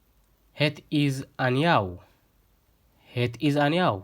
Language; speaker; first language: Dutch; non-native, fluent; Tigrinya